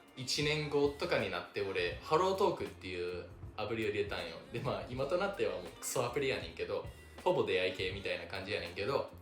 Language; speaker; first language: Japanese; non-native, fluent; English